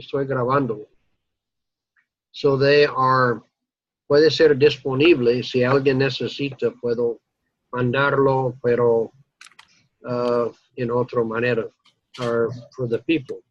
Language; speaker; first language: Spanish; non-native, fluent; English